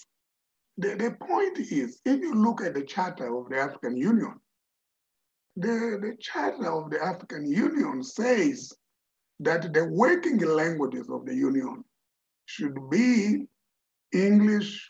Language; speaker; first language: English; non-native, fluent; Tsonga